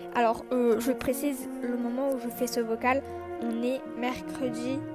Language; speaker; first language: French; native; French